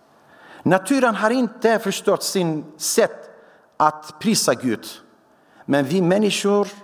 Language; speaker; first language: Swedish; non-native, fluent; Syriac